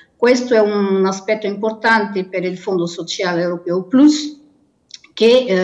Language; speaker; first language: Italian; non-native, fluent; Portuguese